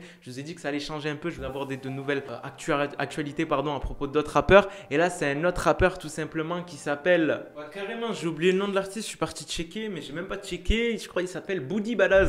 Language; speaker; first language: French; native; French